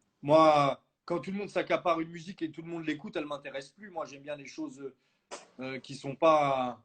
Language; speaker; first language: French; native; French